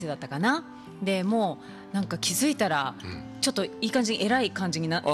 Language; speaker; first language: Japanese; native; Japanese